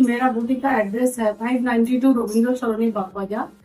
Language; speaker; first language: Hindi; non-native, local second language; Bangla